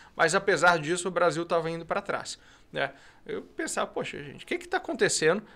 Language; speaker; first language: Portuguese; native; Portuguese